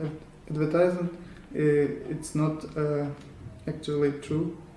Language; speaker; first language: English; non-native, learner; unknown